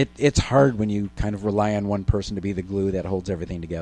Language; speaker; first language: English; native; English